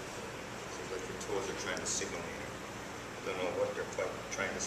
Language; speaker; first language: English; native; English